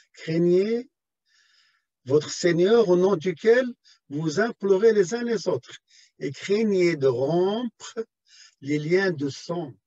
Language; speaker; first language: French; non-native, local second language; Arabic